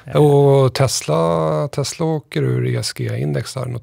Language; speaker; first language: Swedish; native; Swedish